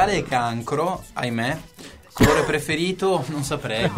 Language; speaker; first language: Italian; native; Italian